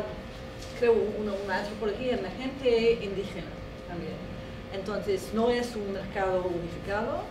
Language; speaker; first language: Spanish; non-native, fluent; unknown